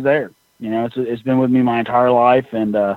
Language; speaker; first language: English; native; English